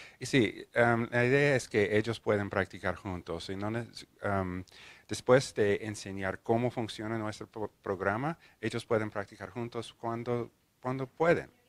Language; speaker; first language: Spanish; non-native, learner; English